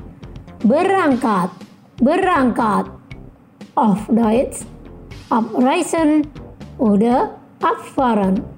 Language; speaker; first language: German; non-native, fluent; Indonesian